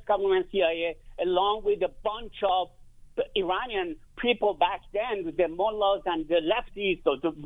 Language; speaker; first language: English; non-native, fluent; Persian